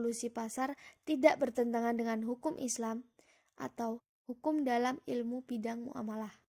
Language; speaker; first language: Indonesian; native; Indonesian